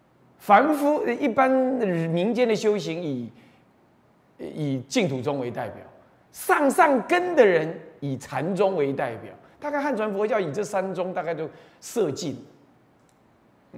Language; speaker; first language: Chinese; native; Chinese